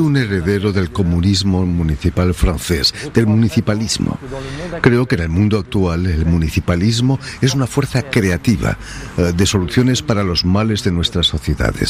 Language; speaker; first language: Spanish; native; Spanish